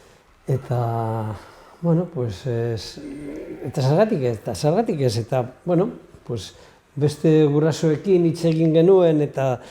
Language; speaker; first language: Basque; non-native, local second language; Spanish